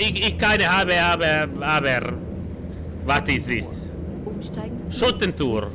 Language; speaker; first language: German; non-native, learner; Hungarian